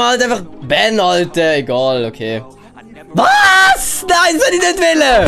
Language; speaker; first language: German; native; German